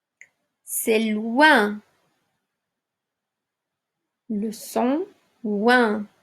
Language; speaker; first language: French; non-native, local second language; Arabic